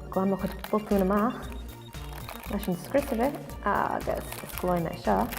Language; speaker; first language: Irish; non-native, local second language; English